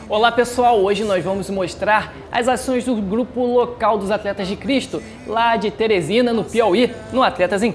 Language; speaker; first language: Portuguese; native; Portuguese